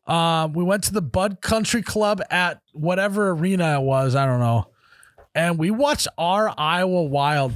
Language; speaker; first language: English; native; English